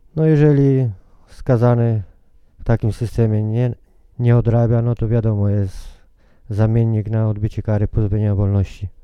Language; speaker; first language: Polish; native; Polish